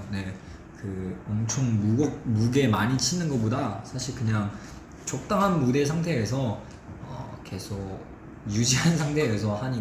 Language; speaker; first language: Korean; non-native, fluent; Chinese